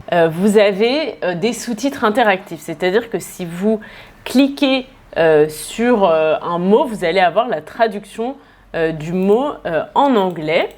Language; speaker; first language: French; native; French